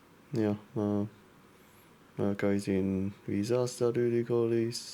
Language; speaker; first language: Estonian; non-native, learner; English